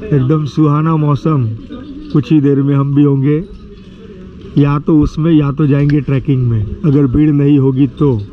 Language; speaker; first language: Hindi; non-native, local second language; Marathi